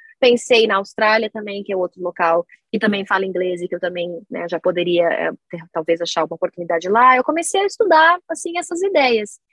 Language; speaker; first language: Portuguese; native; Portuguese